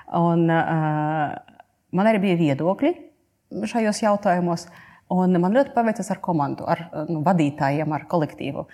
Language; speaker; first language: Latvian; non-native, local second language; Russian